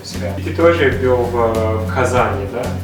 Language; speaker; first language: Russian; non-native, learner; English